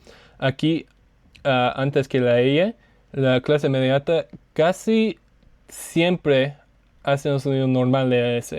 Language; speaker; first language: Spanish; non-native, learner; English